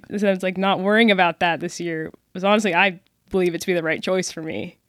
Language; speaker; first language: English; native; English